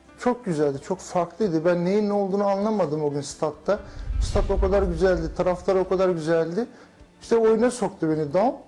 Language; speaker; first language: Turkish; early bilingual, heritage; Turkish